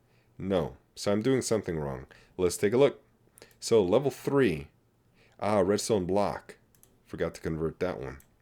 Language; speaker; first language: English; native; English